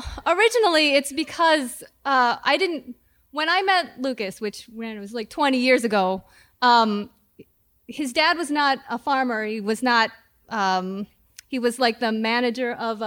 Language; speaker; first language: English; native; English